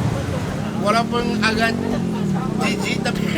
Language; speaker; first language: Indonesian; non-native, fluent; Japanese